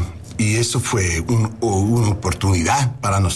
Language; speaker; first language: Spanish; non-native, learner; English